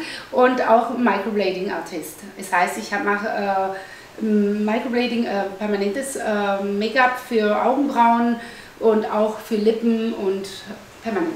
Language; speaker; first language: German; early bilingual, other home language; Italian